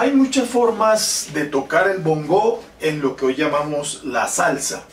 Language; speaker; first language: Spanish; native; Spanish